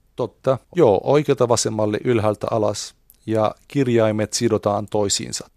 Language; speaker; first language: Finnish; non-native, fluent; Arabic